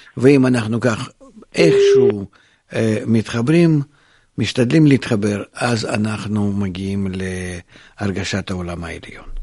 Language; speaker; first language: Hebrew; non-native, fluent; Russian